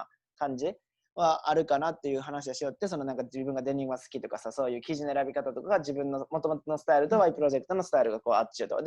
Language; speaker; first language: Japanese; native; Japanese